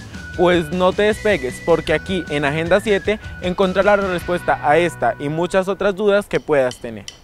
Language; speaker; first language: Spanish; native; Spanish